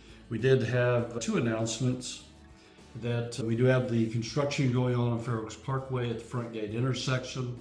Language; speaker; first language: English; native; English